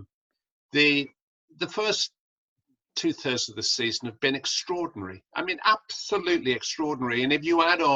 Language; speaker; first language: English; native; English